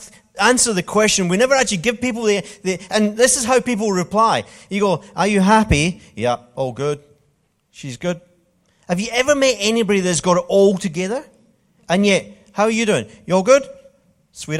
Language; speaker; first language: English; native; English